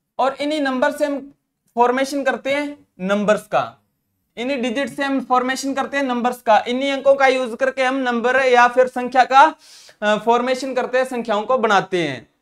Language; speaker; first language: Hindi; non-native, local second language; Punjabi